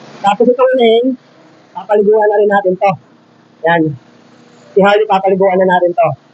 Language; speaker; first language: Filipino; native; Filipino